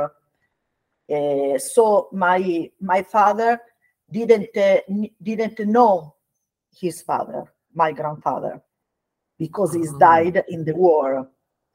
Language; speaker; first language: English; non-native, learner; Italian